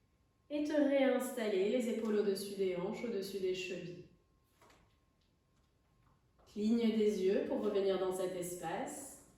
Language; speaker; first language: French; native; French